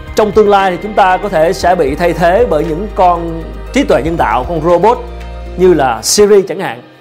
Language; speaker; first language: Vietnamese; native; Vietnamese